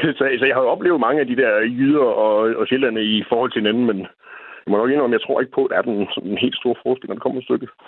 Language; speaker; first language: Danish; native; Danish